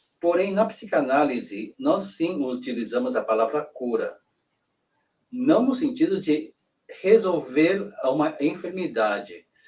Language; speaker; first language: Portuguese; early bilingual, other home language; Korean